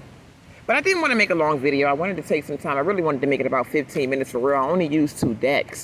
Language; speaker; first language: English; native; English